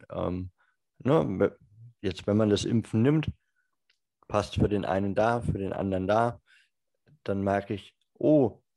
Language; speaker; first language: German; native; German